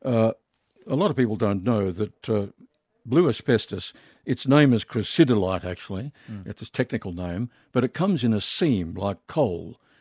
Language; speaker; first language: English; native; English